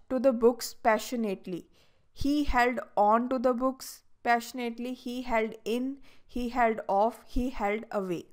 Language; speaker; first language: English; non-native, local second language; Punjabi